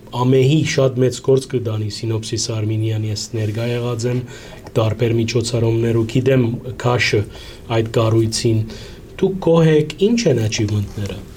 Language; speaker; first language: Armenian; early bilingual, heritage; Armenian